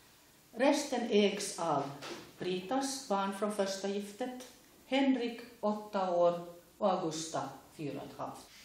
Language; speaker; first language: Swedish; native; Swedish